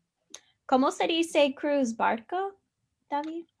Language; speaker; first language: Spanish; non-native, learner; English